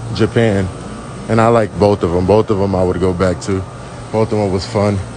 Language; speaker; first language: English; native; English